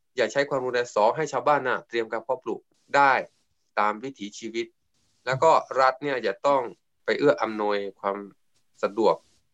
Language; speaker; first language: Thai; non-native, local second language; S'gaw Karen